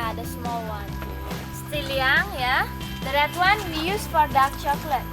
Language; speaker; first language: English; non-native, learner; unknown